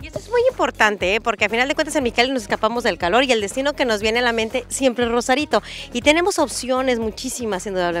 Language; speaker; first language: Spanish; native; Spanish